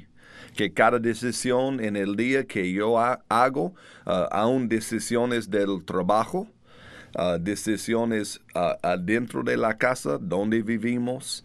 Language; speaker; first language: Spanish; non-native, learner; English